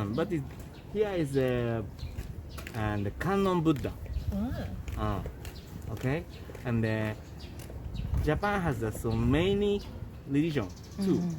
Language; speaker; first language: English; non-native, learner; Japanese